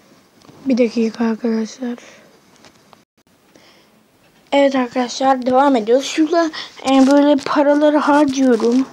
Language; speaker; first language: Turkish; native; Turkish